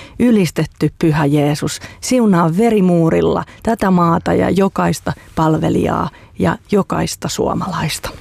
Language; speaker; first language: Finnish; native; Finnish